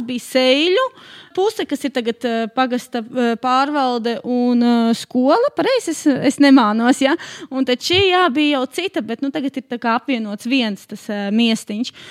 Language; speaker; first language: Latvian; native; Latvian